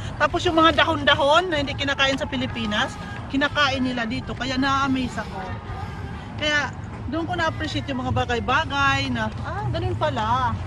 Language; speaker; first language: Filipino; native; Filipino